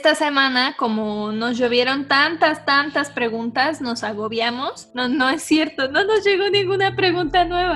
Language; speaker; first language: Spanish; native; Spanish